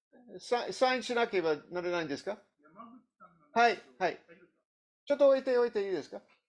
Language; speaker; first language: Japanese; non-native, learner; English